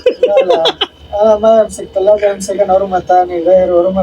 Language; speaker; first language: Arabic; non-native, learner; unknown